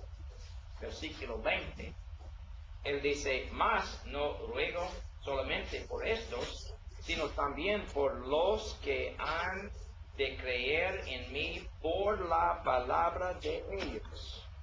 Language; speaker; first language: Spanish; non-native, learner; English